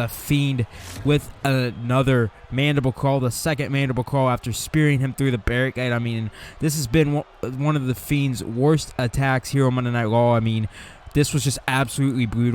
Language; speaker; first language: English; native; English